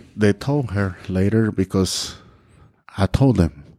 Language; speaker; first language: English; non-native, learner; Spanish